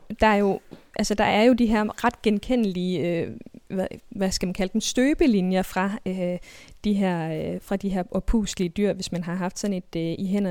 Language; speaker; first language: Danish; native; Danish